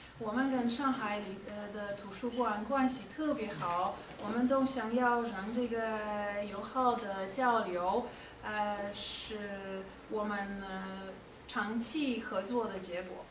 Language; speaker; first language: Chinese; non-native, fluent; Polish